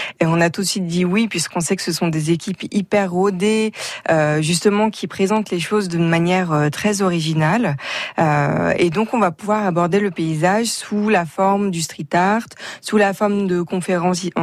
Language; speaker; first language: French; native; French